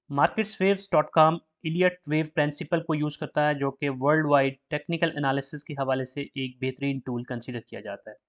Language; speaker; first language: Urdu; native; Urdu